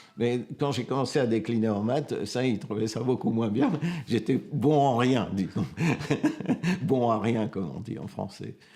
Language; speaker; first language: French; early bilingual, other home language; Romanian